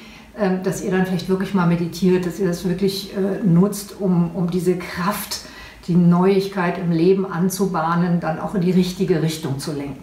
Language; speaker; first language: German; native; German